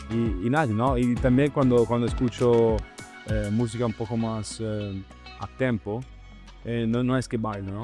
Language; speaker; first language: Spanish; non-native, learner; Italian